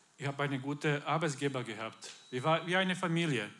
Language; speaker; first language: German; non-native, learner; Croatian